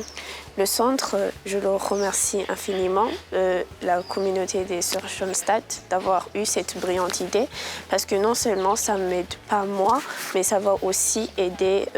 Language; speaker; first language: French; non-native, local second language; Rundi